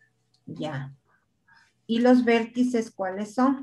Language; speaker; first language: Spanish; native; Spanish